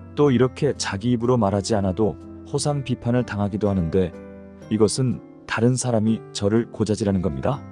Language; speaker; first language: Korean; native; Korean